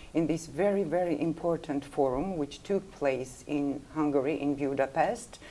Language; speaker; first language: English; non-native, fluent; Georgian